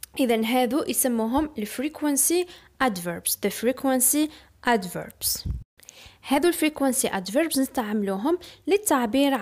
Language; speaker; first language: Arabic; native; Arabic